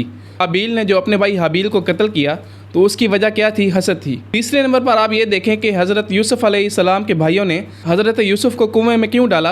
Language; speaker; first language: Urdu; native; Urdu